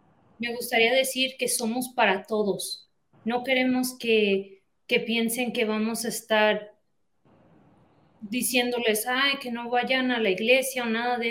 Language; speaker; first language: Spanish; early bilingual, heritage; Spanish